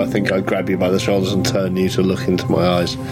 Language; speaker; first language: English; native; English